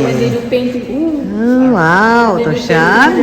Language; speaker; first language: English; non-native, learner; Bangla